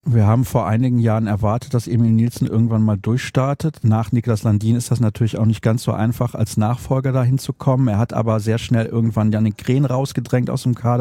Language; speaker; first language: German; native; German